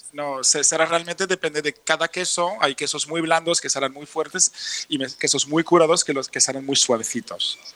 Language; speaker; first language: Spanish; non-native, fluent; French